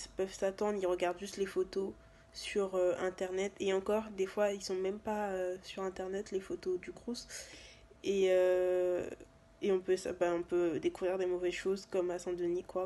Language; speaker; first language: French; native; French